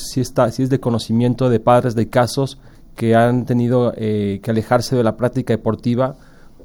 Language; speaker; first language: Spanish; native; Spanish